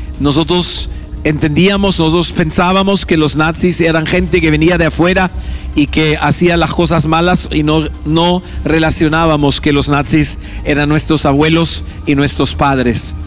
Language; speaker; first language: Spanish; non-native, fluent; German